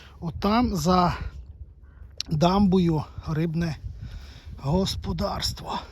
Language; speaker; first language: Ukrainian; native; Ukrainian